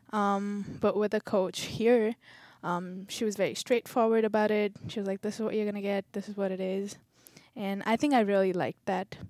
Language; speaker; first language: English; non-native, local second language; Telugu